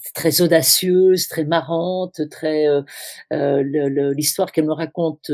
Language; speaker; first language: French; native; French